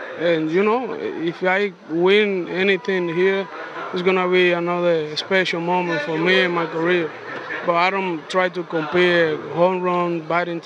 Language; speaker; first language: English; non-native, learner; Spanish